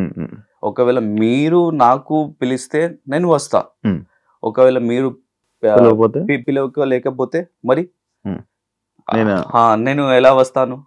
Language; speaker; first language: Telugu; non-native, local second language; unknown